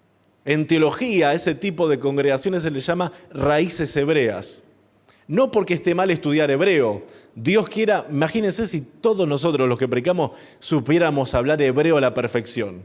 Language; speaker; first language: Spanish; native; Spanish